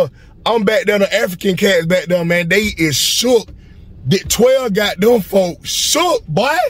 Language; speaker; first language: English; native; English